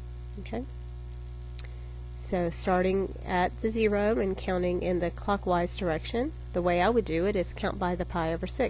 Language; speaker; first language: English; native; English